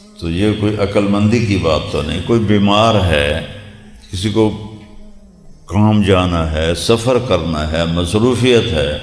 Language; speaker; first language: Urdu; non-native, local second language; Punjabi